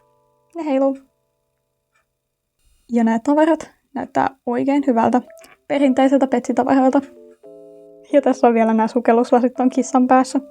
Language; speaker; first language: Finnish; native; Finnish